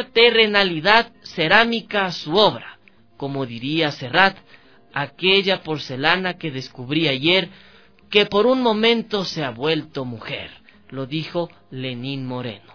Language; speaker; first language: Spanish; native; Spanish